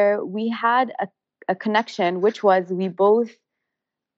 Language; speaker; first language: English; non-native, local second language; Arabic